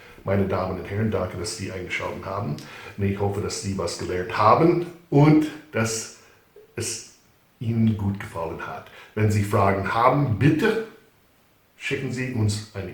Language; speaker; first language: German; non-native, fluent; English